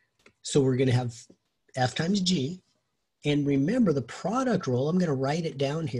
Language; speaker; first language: English; native; English